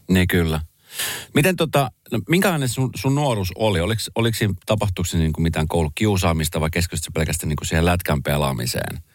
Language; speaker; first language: Finnish; early bilingual, other home language; Spanish